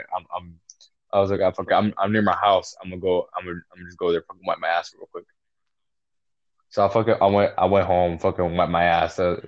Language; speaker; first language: English; non-native, fluent; Spanish